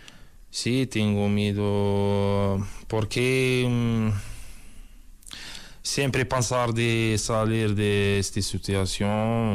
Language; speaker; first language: Spanish; non-native, learner; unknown